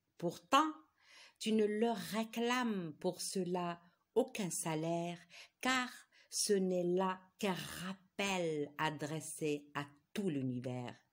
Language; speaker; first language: French; non-native, local second language; Arabic